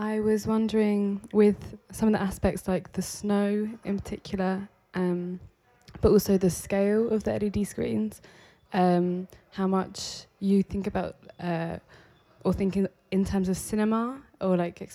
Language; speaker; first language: English; native; English